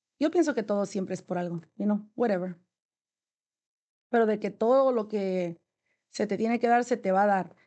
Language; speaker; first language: Spanish; native; Spanish